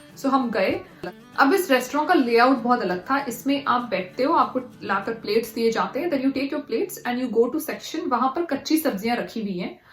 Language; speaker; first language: Hindi; native; Hindi